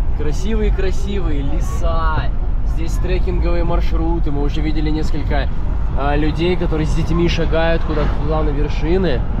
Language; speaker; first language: Russian; native; Russian